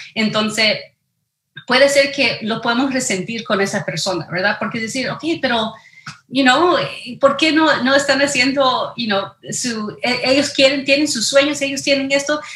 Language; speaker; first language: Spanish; early bilingual, heritage; Spanish